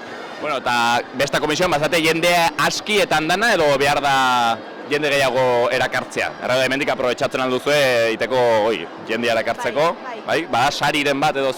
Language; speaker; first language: Basque; native; Basque